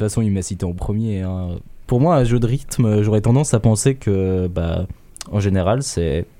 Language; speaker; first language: French; native; French